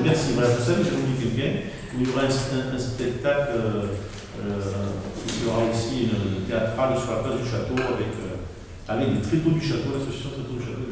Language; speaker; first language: French; native; French